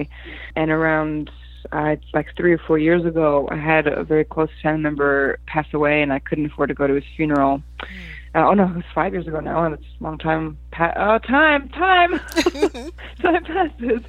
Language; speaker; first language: English; early bilingual, other home language; Polish